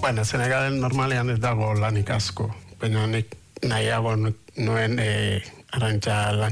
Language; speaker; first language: Basque; non-native, fluent; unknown